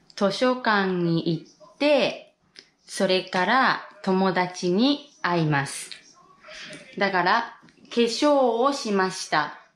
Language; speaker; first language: Japanese; native; Japanese